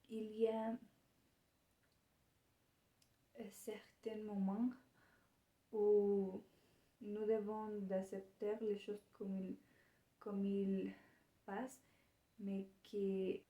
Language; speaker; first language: French; non-native, learner; Spanish